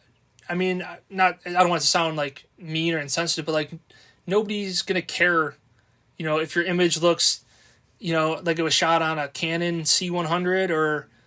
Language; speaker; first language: English; native; English